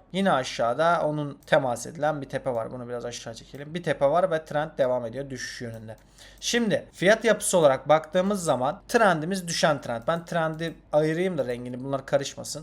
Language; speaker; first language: Turkish; non-native, fluent; Azerbaijani